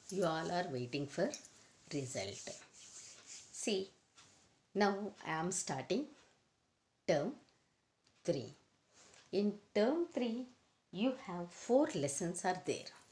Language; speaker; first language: English; non-native, local second language; Telugu